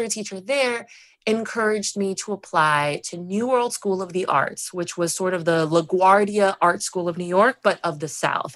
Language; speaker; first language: English; early bilingual, other home language; Spanish